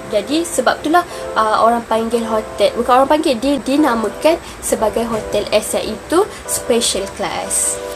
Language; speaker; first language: Malay; native; Malay